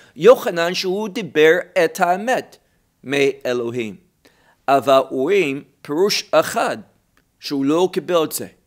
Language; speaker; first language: Hebrew; non-native, fluent; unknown